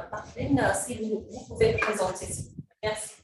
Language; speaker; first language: French; non-native, learner; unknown